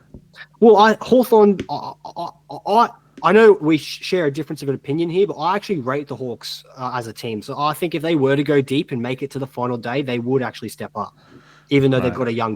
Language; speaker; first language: English; native; English